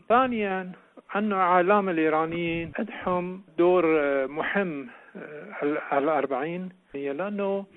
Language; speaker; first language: Arabic; non-native, local second language; Persian